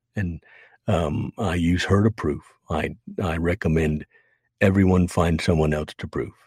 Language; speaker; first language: English; native; English